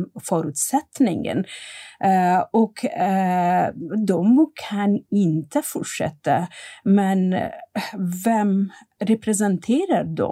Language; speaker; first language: Swedish; non-native, fluent; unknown